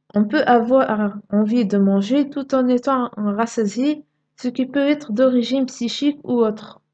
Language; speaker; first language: French; non-native, local second language; Arabic